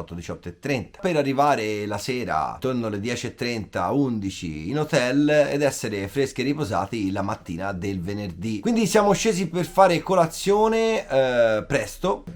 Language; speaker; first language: Italian; native; Italian